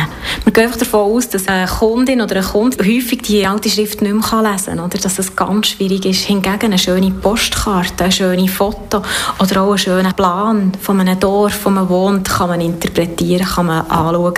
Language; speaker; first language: German; native; German